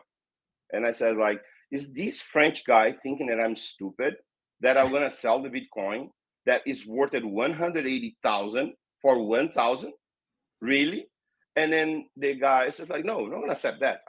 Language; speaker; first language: English; non-native, fluent; Portuguese